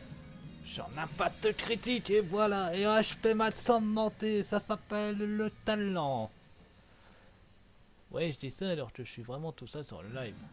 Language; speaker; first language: French; native; French